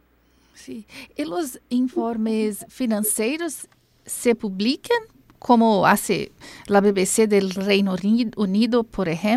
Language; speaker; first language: Spanish; non-native, fluent; Portuguese